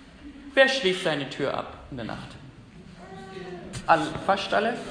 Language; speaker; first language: German; non-native, fluent; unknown